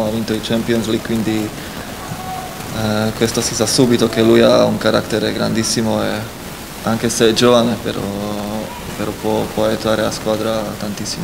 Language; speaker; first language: Italian; non-native, fluent; Slovak